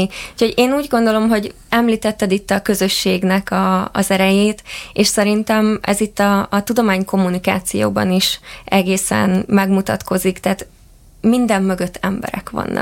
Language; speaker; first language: Hungarian; native; Hungarian